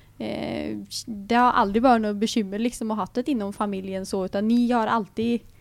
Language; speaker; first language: Swedish; native; Swedish